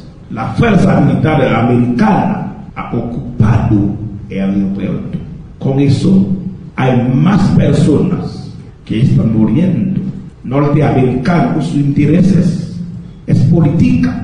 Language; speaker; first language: Spanish; non-native, local second language; Haitian Creole